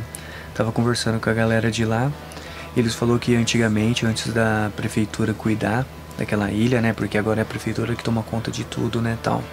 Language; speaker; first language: Portuguese; native; Portuguese